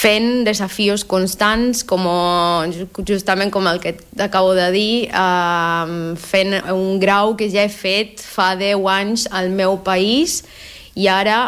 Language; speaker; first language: Catalan; non-native, fluent; Spanish